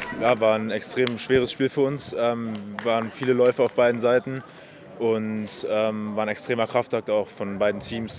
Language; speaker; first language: German; native; German